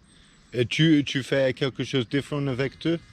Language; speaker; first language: French; non-native, learner; English